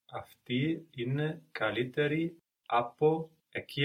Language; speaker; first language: Greek; non-native, learner; English